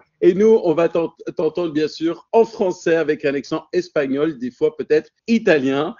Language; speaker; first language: French; native; French